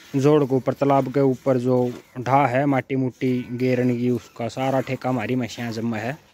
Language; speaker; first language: Hindi; native; Hindi